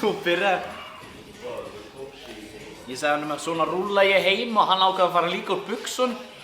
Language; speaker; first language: Icelandic; non-native, fluent; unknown